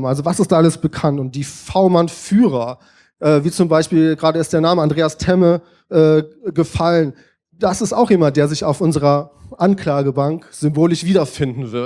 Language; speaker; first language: German; native; German